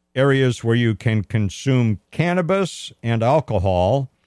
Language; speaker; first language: English; native; English